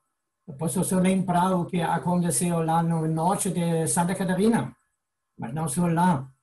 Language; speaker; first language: Portuguese; non-native, fluent; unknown